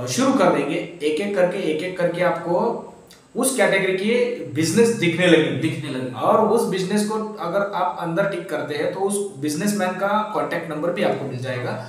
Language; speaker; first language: Hindi; non-native, local second language; Marathi